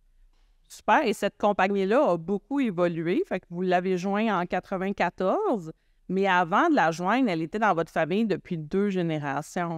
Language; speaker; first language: French; native; French